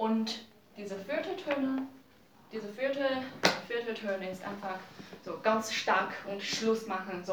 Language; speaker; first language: German; non-native, learner; Chinese